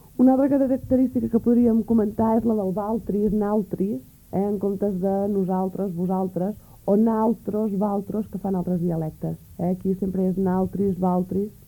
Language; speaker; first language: Catalan; native; Catalan